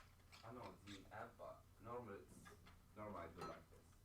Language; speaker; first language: English; non-native, learner; Arabic